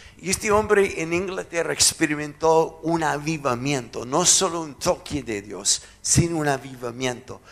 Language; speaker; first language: Spanish; non-native, fluent; English